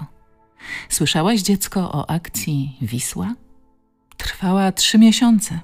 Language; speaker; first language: Polish; native; Polish